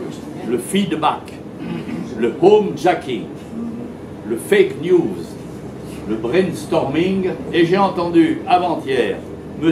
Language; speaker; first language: French; native; French